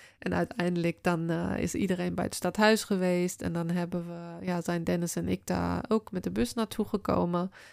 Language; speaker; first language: Dutch; non-native, fluent; German